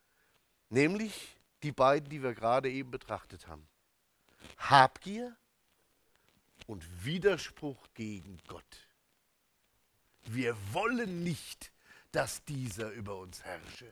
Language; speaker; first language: German; native; German